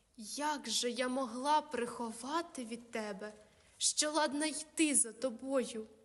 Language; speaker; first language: Ukrainian; native; Ukrainian